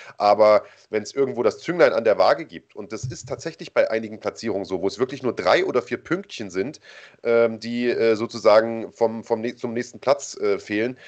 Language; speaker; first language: German; native; German